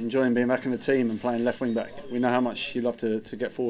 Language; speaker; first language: English; native; English